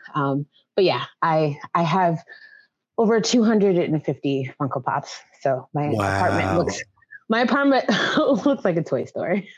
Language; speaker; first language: English; native; English